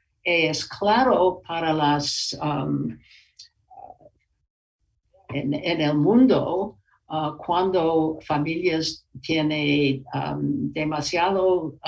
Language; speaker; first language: Spanish; non-native, learner; English